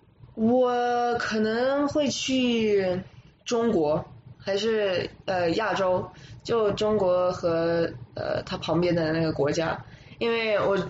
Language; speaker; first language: Chinese; early bilingual, other home language; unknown